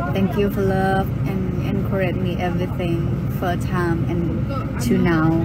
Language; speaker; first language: English; non-native, learner; Thai